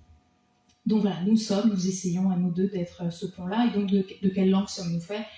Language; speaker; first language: French; native; French